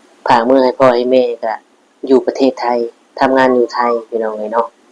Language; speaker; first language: Thai; non-native, local second language; Northeastern Thai